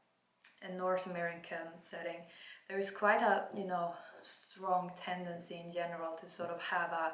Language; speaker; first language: English; non-native, fluent; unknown